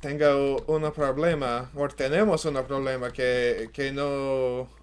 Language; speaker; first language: Spanish; non-native, learner; English